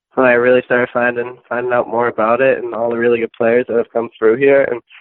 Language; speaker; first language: English; native; English